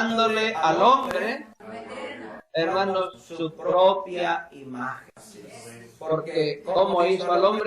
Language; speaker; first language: Spanish; native; Spanish